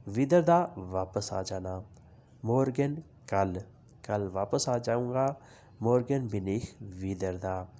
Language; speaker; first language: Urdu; non-native, local second language; Punjabi